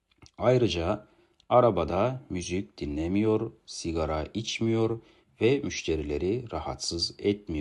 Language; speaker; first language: Turkish; non-native, fluent; Kazakh